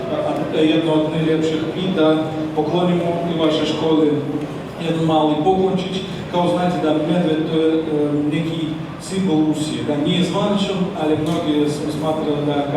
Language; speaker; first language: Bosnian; non-native, fluent; Russian